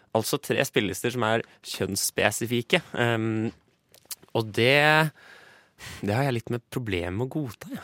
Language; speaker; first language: Norwegian; native; Norwegian